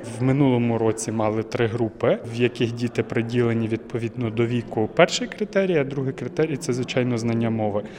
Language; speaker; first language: Ukrainian; native; Ukrainian